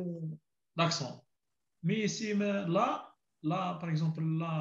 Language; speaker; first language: French; non-native, learner; Arabic